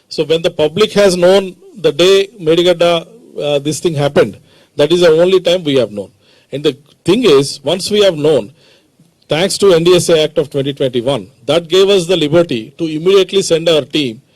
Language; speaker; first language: English; non-native, local second language; Telugu